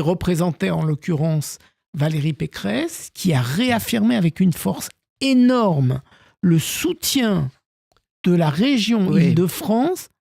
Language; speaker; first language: French; native; French